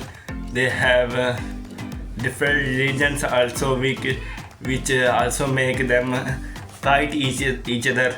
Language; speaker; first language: English; non-native, local second language; Urdu